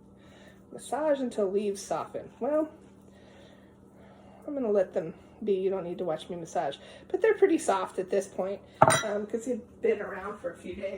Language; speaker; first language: English; native; English